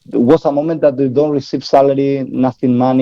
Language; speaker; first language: English; non-native, learner; Spanish